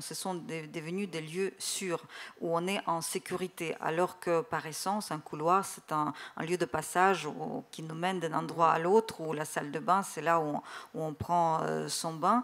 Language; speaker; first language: French; non-native, fluent; Ukrainian